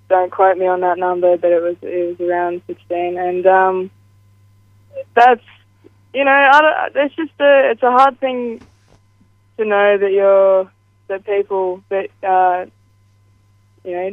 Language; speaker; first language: English; native; English